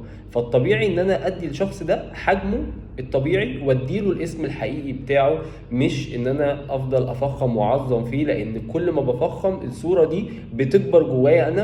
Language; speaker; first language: Arabic; native; Arabic